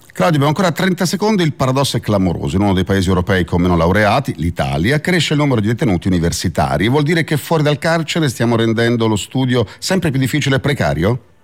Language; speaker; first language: Italian; native; Italian